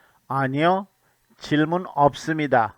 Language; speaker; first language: Korean; non-native, fluent; Urdu